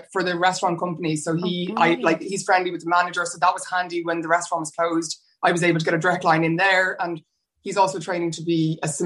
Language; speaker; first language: English; native; English